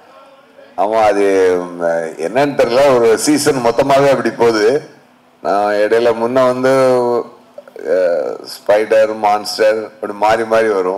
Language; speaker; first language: Tamil; native; Tamil